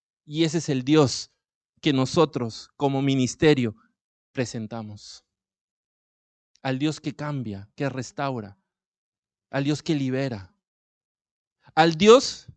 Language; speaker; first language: Spanish; native; Spanish